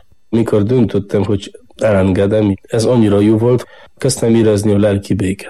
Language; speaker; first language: Hungarian; non-native, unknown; Polish